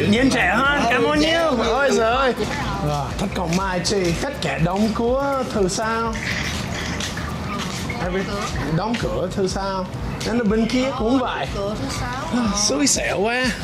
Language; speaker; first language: Vietnamese; non-native, fluent; English